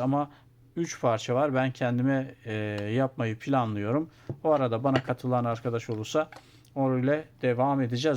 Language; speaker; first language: Turkish; native; Turkish